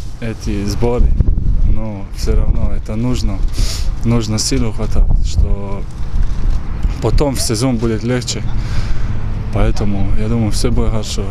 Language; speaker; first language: Russian; non-native, fluent; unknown